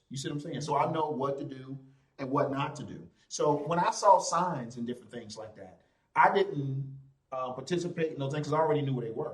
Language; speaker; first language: English; native; English